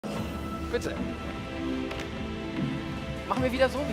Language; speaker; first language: German; native; German